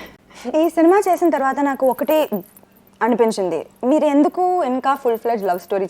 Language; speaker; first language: Telugu; non-native, fluent; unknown